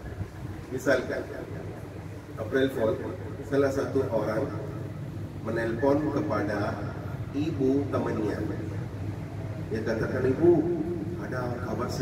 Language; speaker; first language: Indonesian; non-native, fluent; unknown